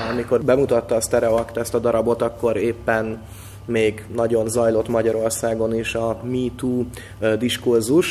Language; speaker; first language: Hungarian; native; Hungarian